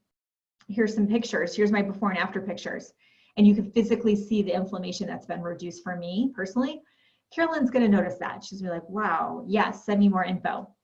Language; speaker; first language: English; native; English